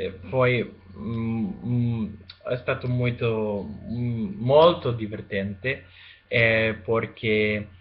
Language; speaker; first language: Italian; non-native, learner; Spanish